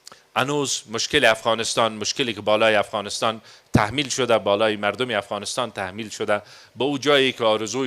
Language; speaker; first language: Persian; native; Persian